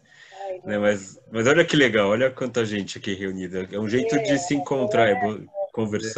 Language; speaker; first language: Portuguese; native; Portuguese